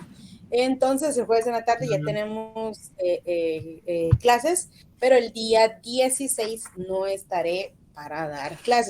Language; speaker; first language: Spanish; native; Spanish